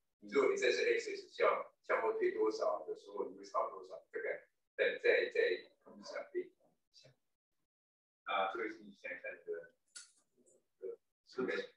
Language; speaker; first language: Chinese; native; Chinese